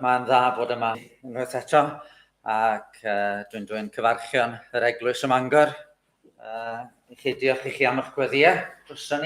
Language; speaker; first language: Welsh; native; Welsh